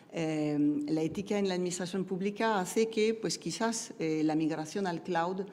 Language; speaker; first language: Spanish; non-native, fluent; French